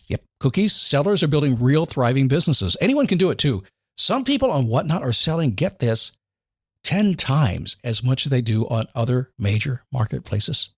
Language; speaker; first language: English; native; English